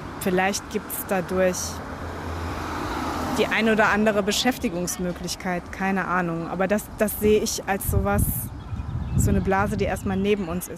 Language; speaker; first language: German; native; German